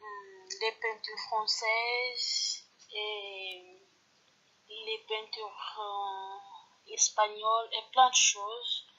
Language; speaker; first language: French; non-native, learner; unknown